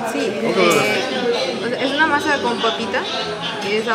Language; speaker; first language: Spanish; native; Spanish